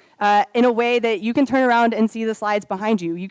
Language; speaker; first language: English; native; English